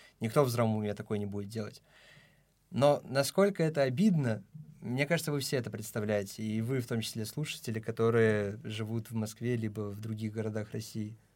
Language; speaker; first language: Russian; non-native, local second language; Tajik